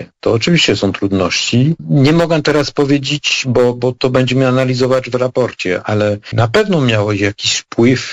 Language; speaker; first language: Polish; non-native, fluent; French